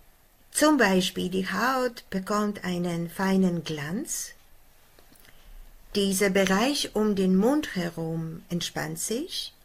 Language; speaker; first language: German; non-native, fluent; Polish